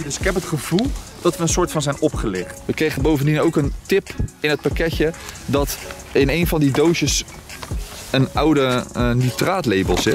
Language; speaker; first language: Dutch; native; Dutch